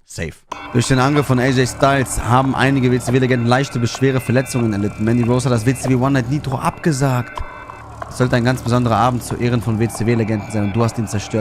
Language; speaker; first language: German; native; German